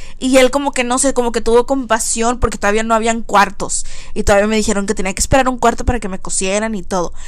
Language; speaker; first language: Spanish; early bilingual, heritage; Spanish